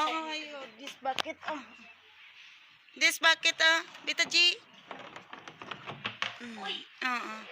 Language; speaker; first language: English; non-native, learner; Hiligaynon